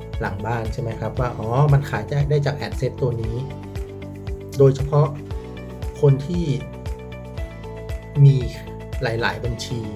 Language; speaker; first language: Thai; native; Thai